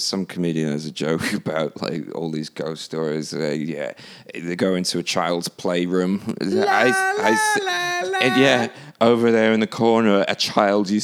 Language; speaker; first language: English; native; English